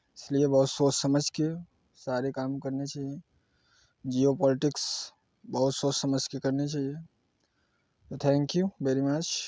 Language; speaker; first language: Hindi; native; Hindi